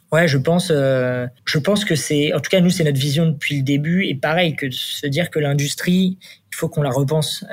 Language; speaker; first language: French; native; French